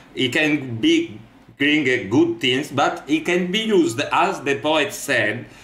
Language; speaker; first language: English; non-native, learner; Italian